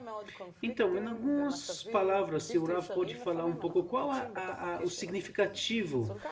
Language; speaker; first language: Portuguese; non-native, fluent; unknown